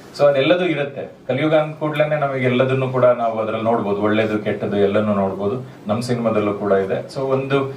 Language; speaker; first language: Kannada; non-native, local second language; Tulu